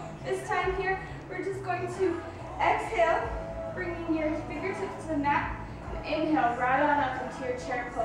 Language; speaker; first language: English; native; English